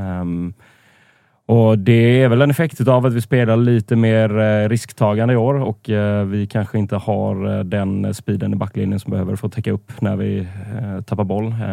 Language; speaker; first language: Swedish; native; Swedish